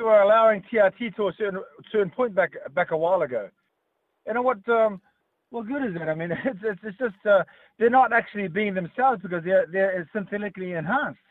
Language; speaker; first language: English; native; English